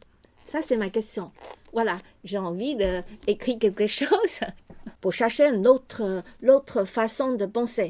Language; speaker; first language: French; non-native, fluent; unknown